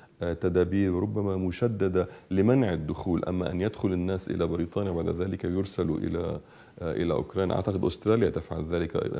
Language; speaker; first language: Arabic; native; Arabic